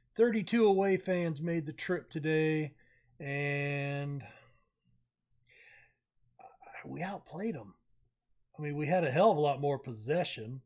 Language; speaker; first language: English; native; English